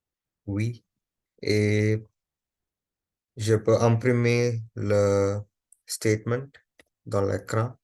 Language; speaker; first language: French; non-native, learner; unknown